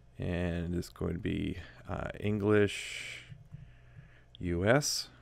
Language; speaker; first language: English; native; English